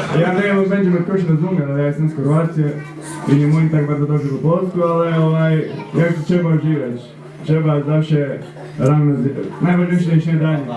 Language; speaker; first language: Polish; non-native, learner; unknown